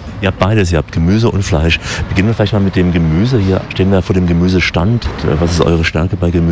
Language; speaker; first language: German; native; German